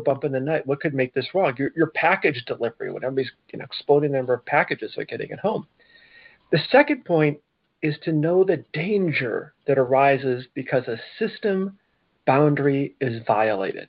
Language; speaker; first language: English; native; English